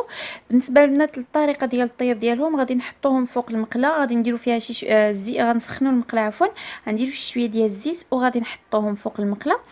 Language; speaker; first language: Arabic; native; Arabic